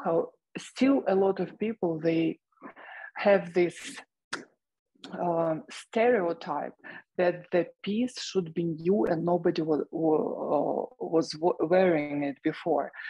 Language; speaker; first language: English; non-native, fluent; Russian